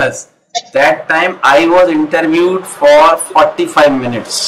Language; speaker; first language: English; non-native, local second language; Hindi